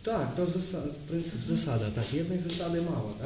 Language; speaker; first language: Polish; non-native, learner; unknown